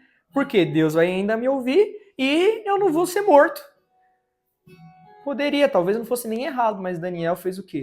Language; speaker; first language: Portuguese; native; Portuguese